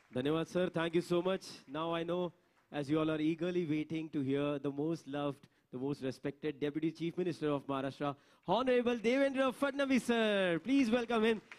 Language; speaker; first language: English; non-native, local second language; Marathi